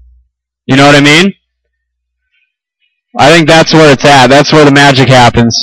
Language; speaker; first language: English; native; English